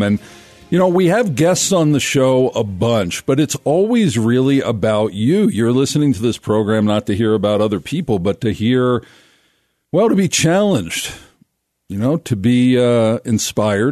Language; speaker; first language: English; native; English